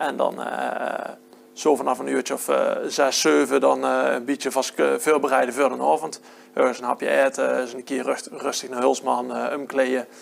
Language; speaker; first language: Dutch; native; Dutch